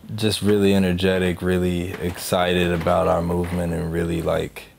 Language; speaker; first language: English; native; English